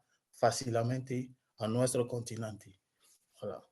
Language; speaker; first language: Spanish; non-native, learner; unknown